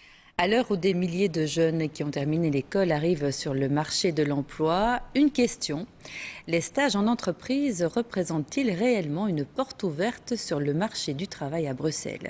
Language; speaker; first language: French; native; French